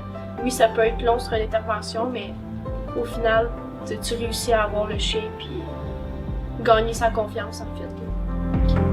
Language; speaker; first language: French; native; French